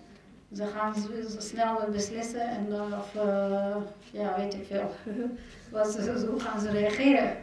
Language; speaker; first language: Dutch; non-native, learner; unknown